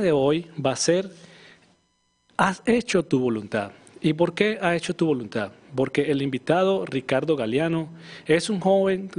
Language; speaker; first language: Spanish; native; Spanish